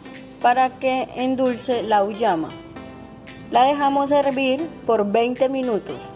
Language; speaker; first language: Spanish; native; Spanish